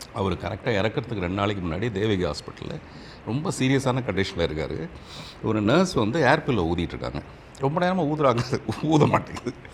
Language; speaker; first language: Tamil; non-native, local second language; Telugu